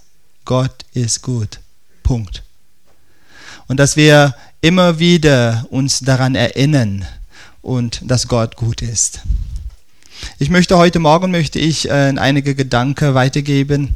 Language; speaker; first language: German; non-native, fluent; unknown